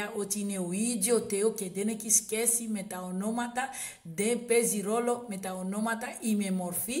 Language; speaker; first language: Greek; non-native, learner; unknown